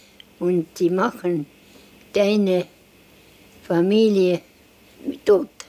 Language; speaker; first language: German; non-native, learner; Estonian